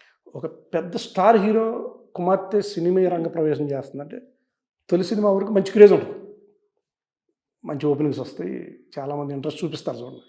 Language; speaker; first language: Telugu; native; Telugu